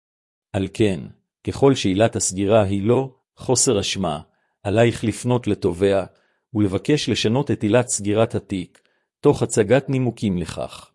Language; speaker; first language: Hebrew; native; Hebrew